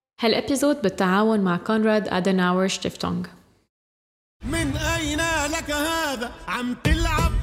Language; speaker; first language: Arabic; native; Arabic